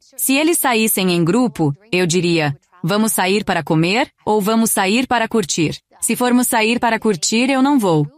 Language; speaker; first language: Portuguese; non-native, fluent; Greek